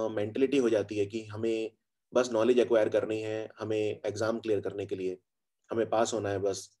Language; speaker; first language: Hindi; native; Hindi